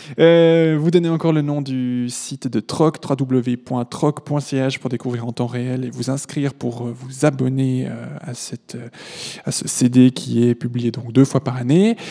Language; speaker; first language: French; native; French